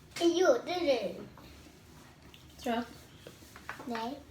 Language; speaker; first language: Swedish; early bilingual, other home language; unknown